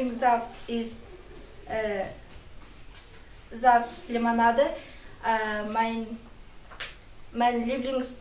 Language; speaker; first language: German; non-native, learner; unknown